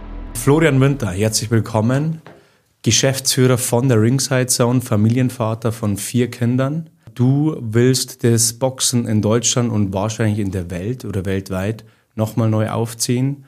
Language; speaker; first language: German; native; German